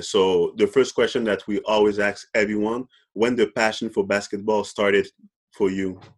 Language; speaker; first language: English; non-native, fluent; French